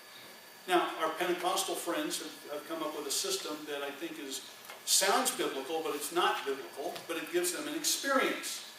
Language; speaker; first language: English; native; English